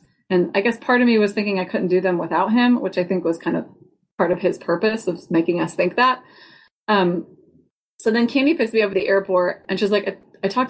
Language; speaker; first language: English; native; English